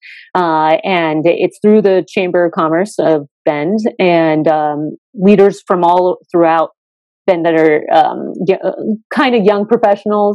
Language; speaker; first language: English; native; English